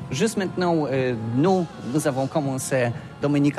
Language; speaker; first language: French; non-native, fluent; Polish